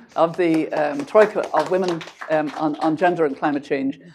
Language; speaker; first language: English; native; English